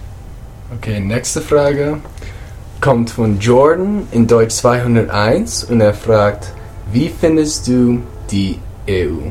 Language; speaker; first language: German; non-native, learner; English